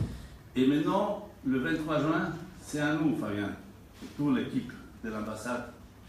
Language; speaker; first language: French; non-native, fluent; Spanish